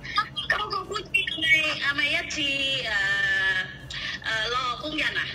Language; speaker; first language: Chinese; non-native, learner; Indonesian